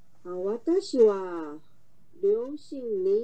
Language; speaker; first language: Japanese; non-native, learner; Chinese